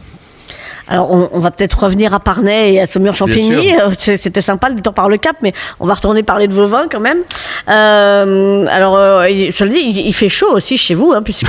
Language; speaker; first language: French; native; French